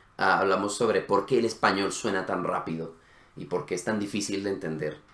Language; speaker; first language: Spanish; native; Spanish